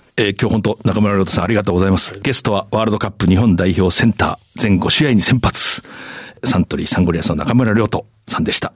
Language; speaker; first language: Japanese; native; Japanese